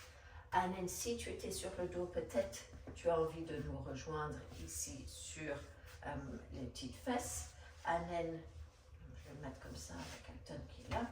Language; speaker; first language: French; non-native, fluent; English